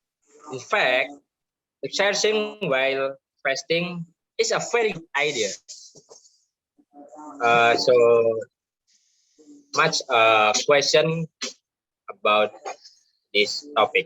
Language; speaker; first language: English; non-native, learner; Indonesian